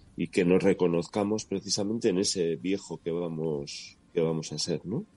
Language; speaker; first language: Spanish; native; Spanish